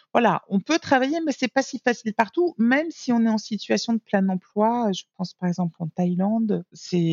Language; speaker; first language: French; native; French